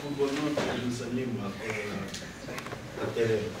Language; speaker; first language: Romanian; non-native, learner; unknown